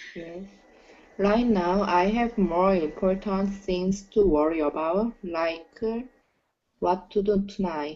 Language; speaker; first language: English; non-native, learner; Korean